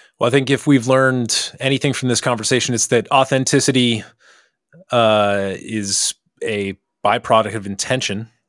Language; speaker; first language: English; native; English